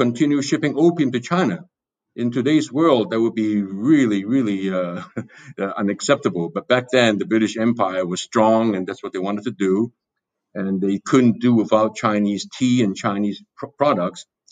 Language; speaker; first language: English; non-native, local second language; Cantonese